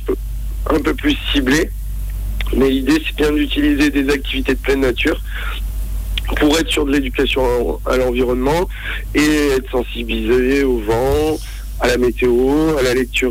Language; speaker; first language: French; native; French